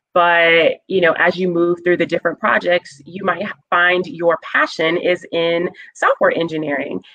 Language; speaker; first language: English; native; English